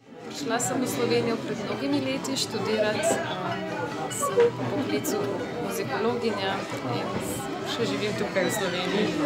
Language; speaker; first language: Slovenian; non-native, fluent; Albanian